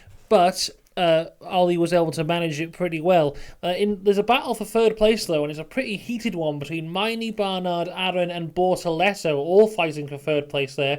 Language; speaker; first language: English; native; English